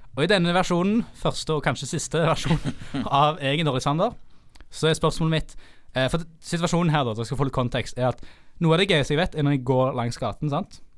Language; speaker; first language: Norwegian; native; Norwegian